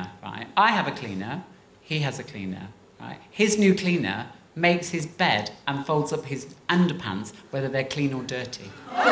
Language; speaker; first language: English; native; English